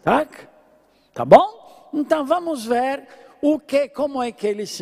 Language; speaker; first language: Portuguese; non-native, fluent; Italian